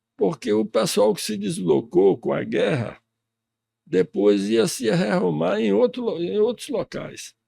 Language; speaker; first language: Portuguese; early bilingual, other home language; Russian